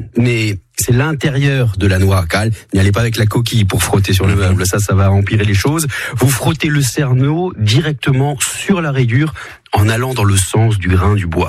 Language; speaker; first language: French; native; French